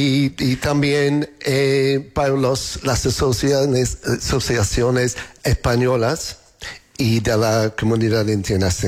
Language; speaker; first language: Spanish; non-native, learner; English